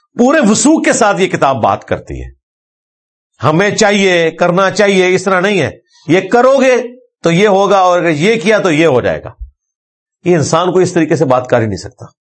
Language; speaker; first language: Urdu; non-native, local second language; Punjabi